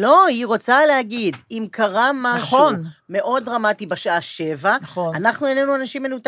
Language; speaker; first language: Hebrew; native; Hebrew